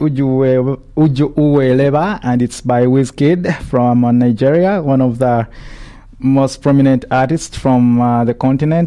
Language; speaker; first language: English; non-native, local second language; Ganda